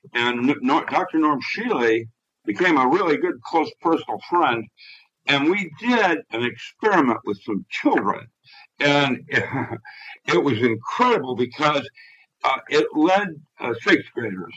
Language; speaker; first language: English; native; English